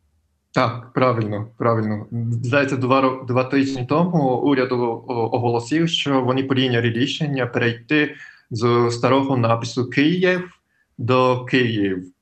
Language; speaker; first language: Ukrainian; non-native, fluent; Japanese